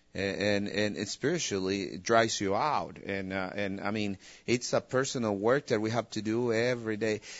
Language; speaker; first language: English; non-native, fluent; Spanish